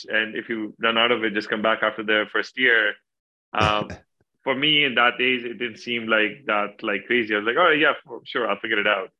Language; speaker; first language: English; non-native, local second language; Urdu